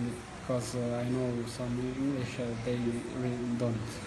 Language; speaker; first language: English; non-native, learner; Croatian